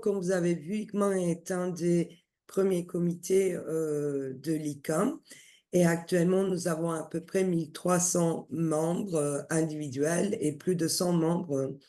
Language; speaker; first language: French; non-native, fluent; Turkish